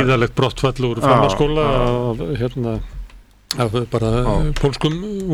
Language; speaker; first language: Icelandic; native; Icelandic